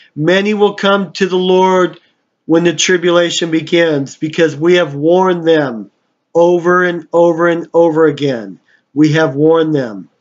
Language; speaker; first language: English; native; English